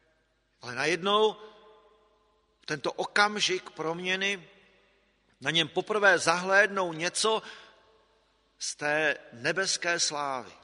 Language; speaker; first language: Czech; native; Czech